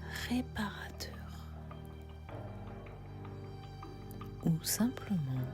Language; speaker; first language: French; native; French